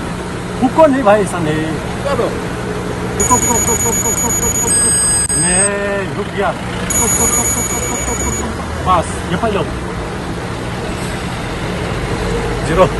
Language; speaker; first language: Hindi; non-native, local second language; Khasi